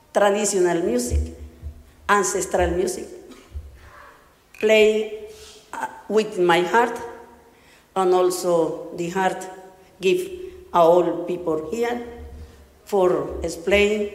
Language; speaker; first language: English; non-native, learner; Spanish